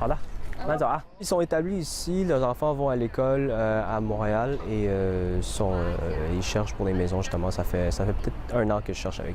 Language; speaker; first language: French; early bilingual, other home language; Chinese